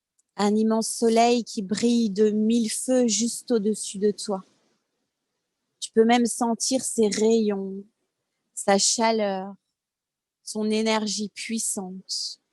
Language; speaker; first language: French; native; French